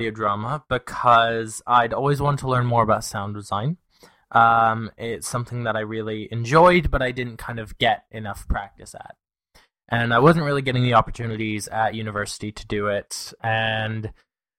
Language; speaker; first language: English; native; English